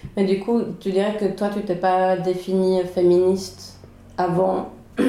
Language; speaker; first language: French; early bilingual, other home language; Swedish